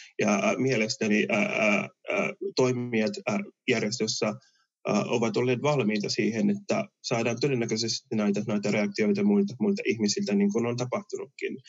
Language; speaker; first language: Finnish; early bilingual, other home language; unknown